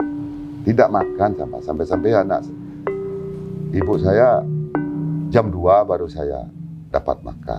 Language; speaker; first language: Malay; non-native, local second language; Balinese